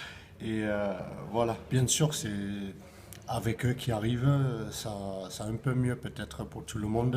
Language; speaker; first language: French; non-native, fluent; English